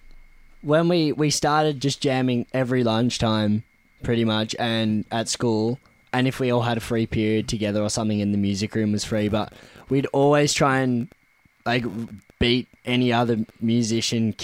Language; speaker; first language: English; native; English